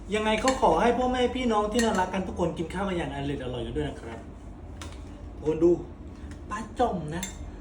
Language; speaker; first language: Thai; non-native, local second language; Northern Khmer